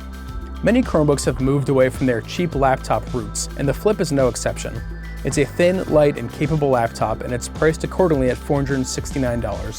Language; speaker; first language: English; native; English